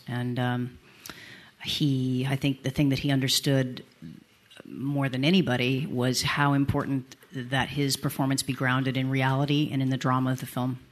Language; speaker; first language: English; early bilingual, other home language; French